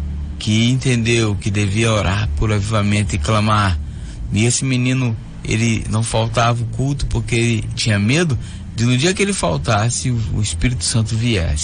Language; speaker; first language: Portuguese; native; Portuguese